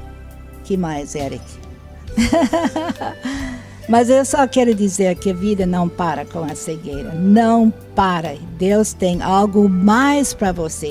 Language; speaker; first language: Portuguese; non-native, fluent; English